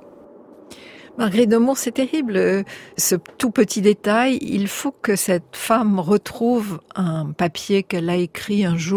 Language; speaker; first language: French; native; French